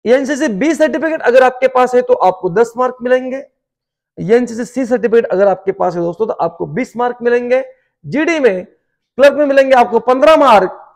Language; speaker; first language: Hindi; non-native, local second language; Marathi